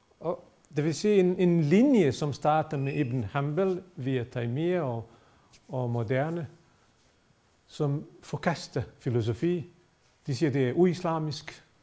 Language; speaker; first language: Danish; non-native, fluent; Bosnian